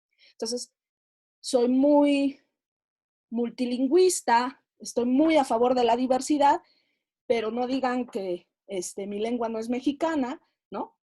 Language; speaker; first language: Spanish; native; Spanish